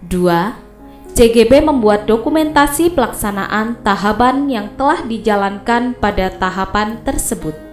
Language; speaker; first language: Indonesian; non-native, local second language; Javanese